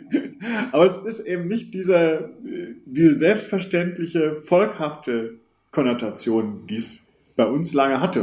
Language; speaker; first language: German; native; German